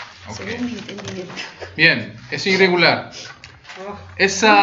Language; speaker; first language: Spanish; early bilingual, other home language; Korean